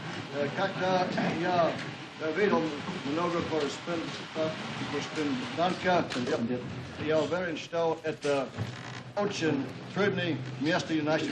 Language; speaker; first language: Russian; non-native, learner; English